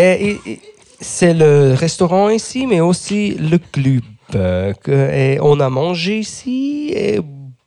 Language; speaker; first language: French; non-native, local second language; Swiss German